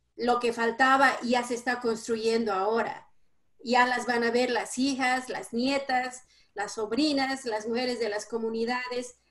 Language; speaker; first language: Spanish; native; Spanish